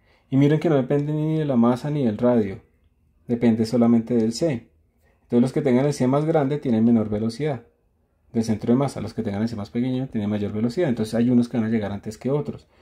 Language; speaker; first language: Spanish; native; Spanish